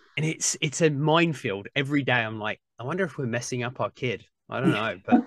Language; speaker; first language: English; native; English